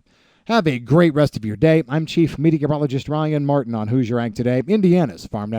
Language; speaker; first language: English; native; English